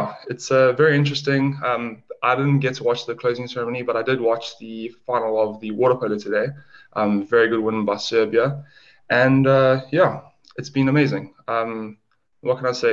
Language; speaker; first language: English; native; English